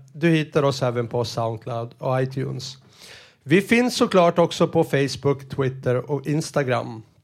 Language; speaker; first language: Swedish; native; Swedish